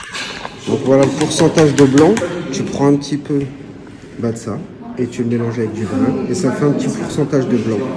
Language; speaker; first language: French; native; French